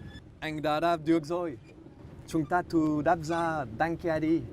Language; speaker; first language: Vietnamese; non-native, learner; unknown